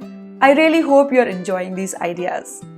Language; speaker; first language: English; non-native, local second language; Hindi